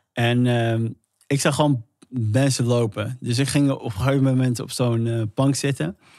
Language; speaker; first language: Dutch; early bilingual, other home language; Somali